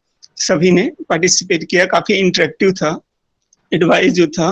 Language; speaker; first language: Hindi; native; Hindi